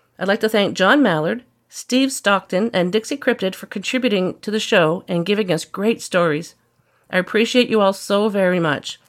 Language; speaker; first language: English; native; English